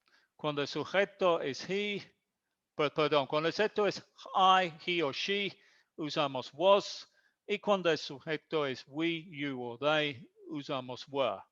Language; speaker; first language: Spanish; non-native, fluent; English